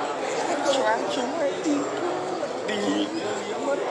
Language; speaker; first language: Vietnamese; native; Vietnamese